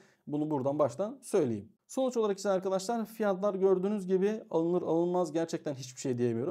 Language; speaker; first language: Turkish; native; Turkish